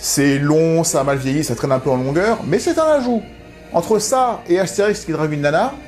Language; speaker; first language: French; native; French